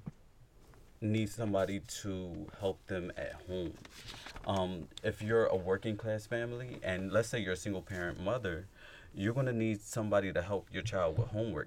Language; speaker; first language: English; native; English